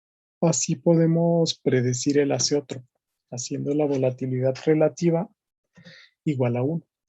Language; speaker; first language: Spanish; native; Spanish